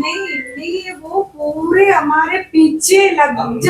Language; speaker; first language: Hindi; non-native, local second language; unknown